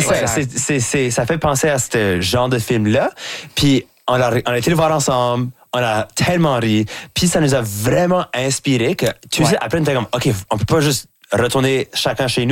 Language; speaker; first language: French; native; French